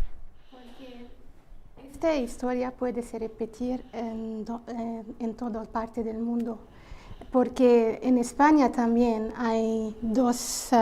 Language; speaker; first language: Spanish; non-native, fluent; Arabic